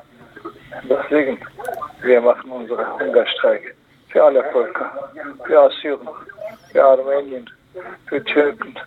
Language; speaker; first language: German; non-native, learner; Kurdish